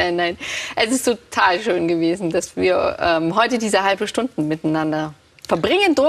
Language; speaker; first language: German; native; German